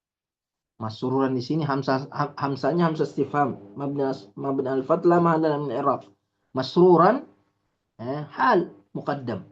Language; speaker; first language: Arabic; non-native, fluent; Indonesian